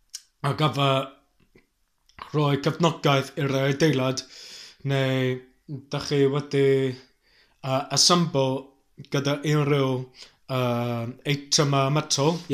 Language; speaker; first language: Welsh; non-native, learner; English